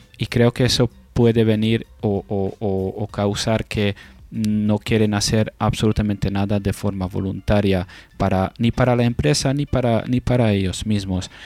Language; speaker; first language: Spanish; non-native, fluent; Hungarian